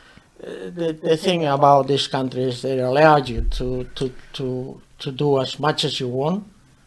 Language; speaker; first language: English; non-native, fluent; Spanish